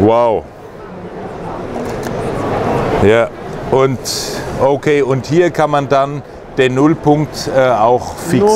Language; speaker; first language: German; native; German